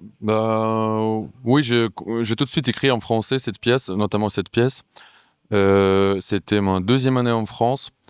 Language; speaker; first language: French; non-native, fluent; Russian